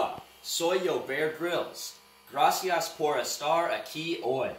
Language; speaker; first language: Spanish; non-native, learner; English